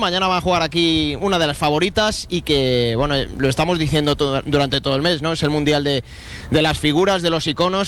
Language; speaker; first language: Spanish; native; Spanish